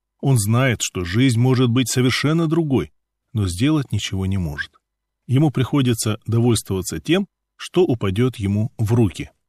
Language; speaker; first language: Russian; native; Russian